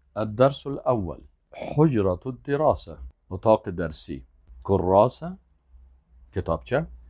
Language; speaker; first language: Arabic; non-native, fluent; Persian